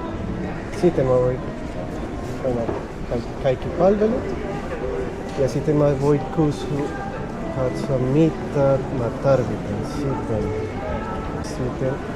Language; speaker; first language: Finnish; non-native, learner; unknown